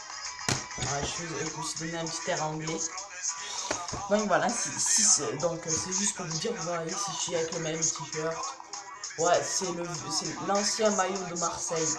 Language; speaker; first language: French; native; French